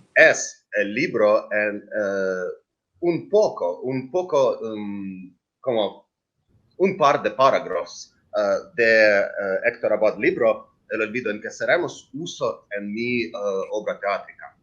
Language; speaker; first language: Spanish; non-native, learner; Ukrainian